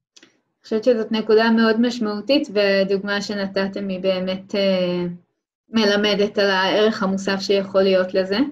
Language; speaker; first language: Hebrew; native; Hebrew